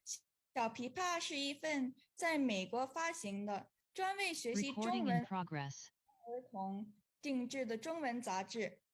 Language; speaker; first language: Chinese; early bilingual, heritage; Chinese